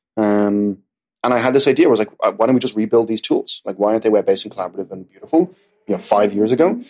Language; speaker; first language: English; native; English